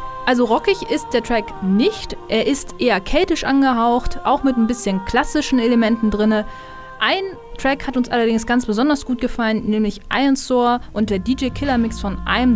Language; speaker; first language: German; native; German